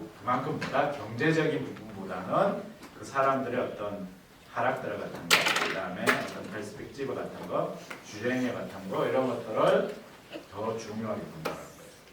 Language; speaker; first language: Korean; native; Korean